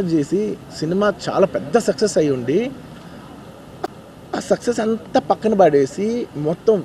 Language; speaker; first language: Telugu; native; Telugu